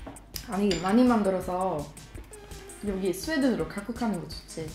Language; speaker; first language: Korean; non-native, fluent; Swedish